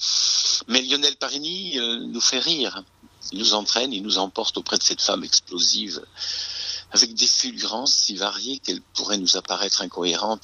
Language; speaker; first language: French; native; French